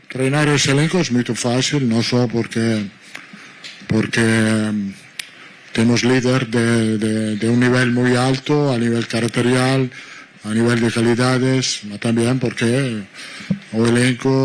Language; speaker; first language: Portuguese; non-native, learner; Italian